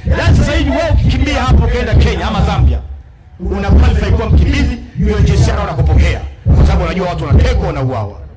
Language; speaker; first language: Swahili; native; Swahili